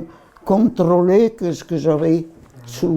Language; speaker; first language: French; non-native, learner; Italian